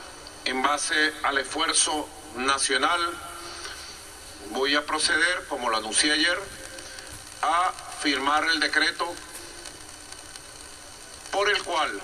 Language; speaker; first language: Spanish; native; Spanish